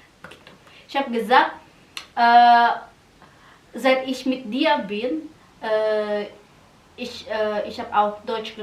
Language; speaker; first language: German; non-native, learner; Indonesian